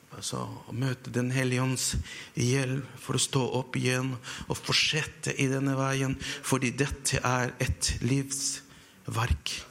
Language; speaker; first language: Norwegian; non-native, fluent; Spanish